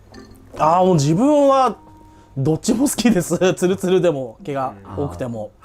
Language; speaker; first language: Japanese; native; Japanese